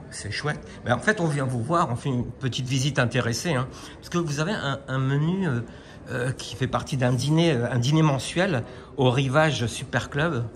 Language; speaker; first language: French; native; French